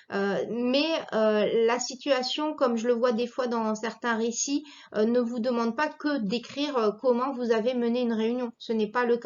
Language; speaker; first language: French; native; French